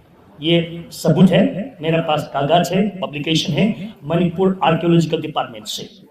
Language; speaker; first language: Hindi; non-native, local second language; Thado Chin